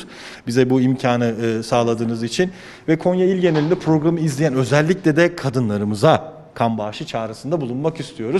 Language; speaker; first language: Turkish; native; Turkish